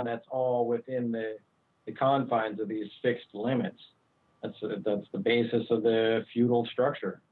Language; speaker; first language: English; native; English